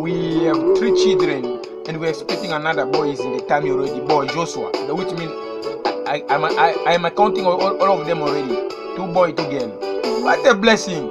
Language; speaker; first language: English; non-native, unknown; Lingala